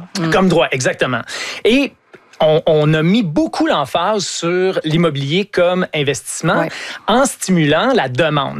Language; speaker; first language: French; native; French